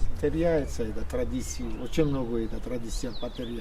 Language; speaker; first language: Russian; non-native, local second language; Svan